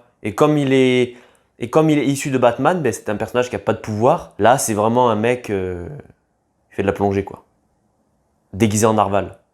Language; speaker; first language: French; native; French